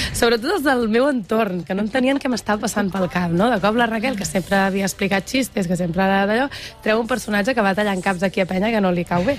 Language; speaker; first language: Catalan; native; Catalan